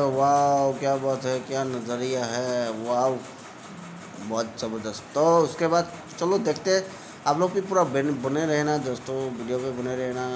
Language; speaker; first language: Hindi; non-native, local second language; Assamese